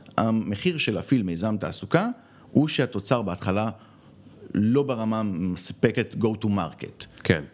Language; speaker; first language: Hebrew; early bilingual, other home language; Spanish